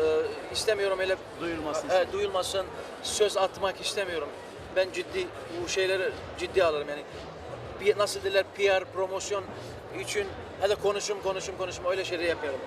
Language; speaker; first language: Turkish; early bilingual, heritage; Turkish